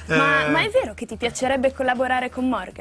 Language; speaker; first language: Italian; native; Italian